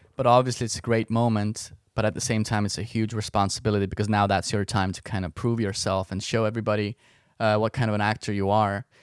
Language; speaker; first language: English; non-native, fluent; Estonian